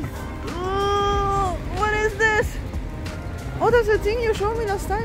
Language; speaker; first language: English; non-native, fluent; French